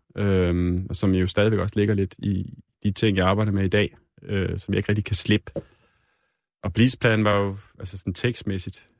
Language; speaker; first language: Danish; native; Danish